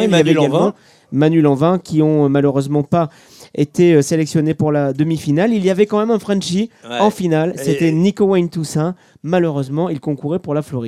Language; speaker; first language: French; native; French